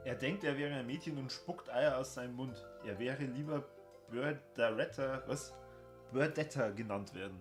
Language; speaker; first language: German; native; German